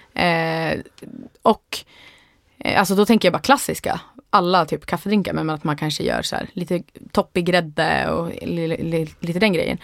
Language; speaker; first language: Swedish; native; Swedish